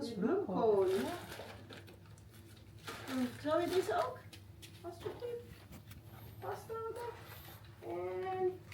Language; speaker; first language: Dutch; non-native, learner; Filipino